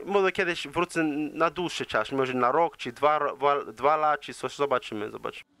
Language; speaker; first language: Polish; early bilingual, heritage; English